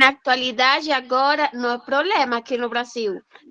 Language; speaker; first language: Portuguese; non-native, learner; Spanish